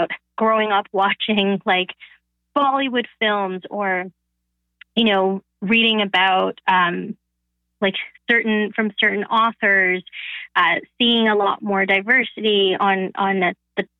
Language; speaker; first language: English; non-native, fluent; Bangla